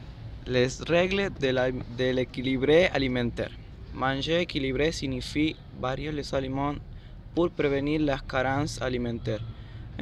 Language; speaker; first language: French; non-native, learner; Spanish